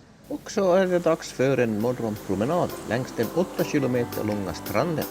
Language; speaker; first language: Swedish; native; Swedish